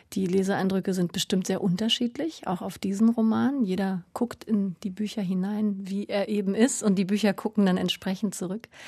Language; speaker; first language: German; native; German